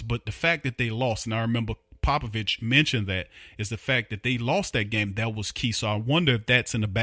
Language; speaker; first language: English; native; English